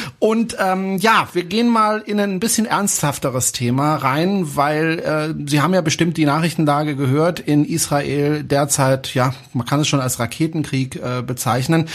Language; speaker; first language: German; non-native, fluent; French